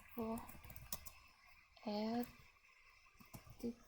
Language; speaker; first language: Danish; non-native, learner; English